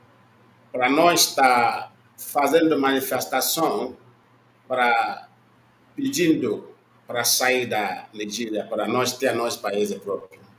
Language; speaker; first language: Portuguese; non-native, learner; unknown